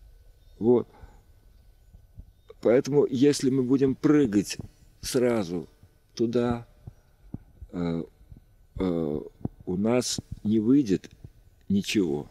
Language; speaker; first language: Russian; native; Russian